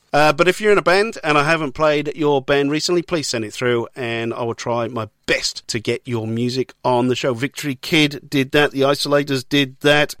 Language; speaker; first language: English; native; English